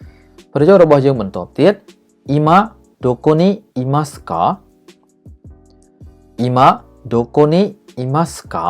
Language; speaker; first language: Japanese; non-native, fluent; Khmer